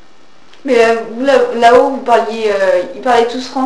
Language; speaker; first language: French; native; French